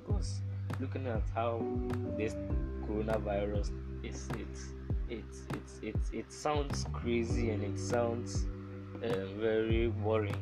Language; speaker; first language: English; non-native, local second language; Akan